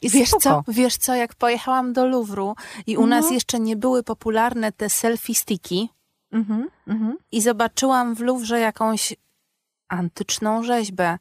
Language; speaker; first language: Polish; native; Polish